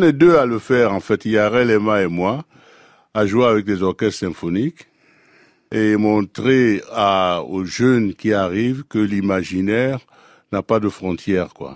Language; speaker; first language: French; non-native, local second language; Duala